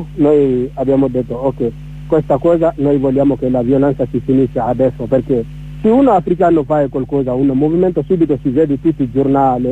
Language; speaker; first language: Italian; non-native, learner; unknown